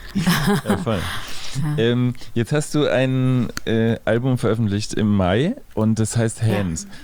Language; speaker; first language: German; native; German